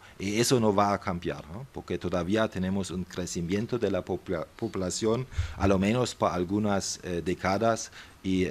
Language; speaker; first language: Spanish; non-native, fluent; German